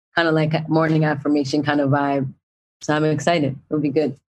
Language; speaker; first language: English; native; English